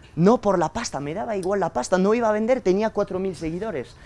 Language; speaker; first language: Spanish; early bilingual, heritage; French